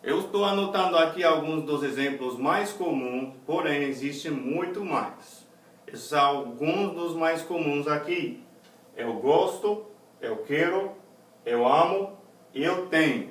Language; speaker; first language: Portuguese; non-native, fluent; English